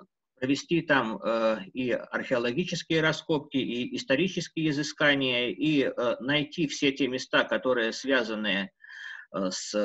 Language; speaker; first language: Russian; native; Russian